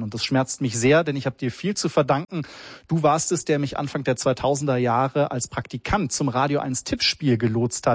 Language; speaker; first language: German; native; German